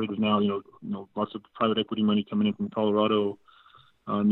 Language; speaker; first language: English; native; English